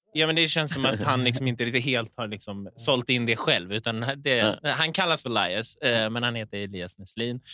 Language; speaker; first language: Swedish; native; Swedish